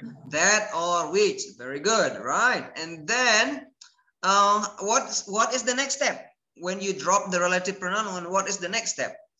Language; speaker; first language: English; non-native, fluent; Indonesian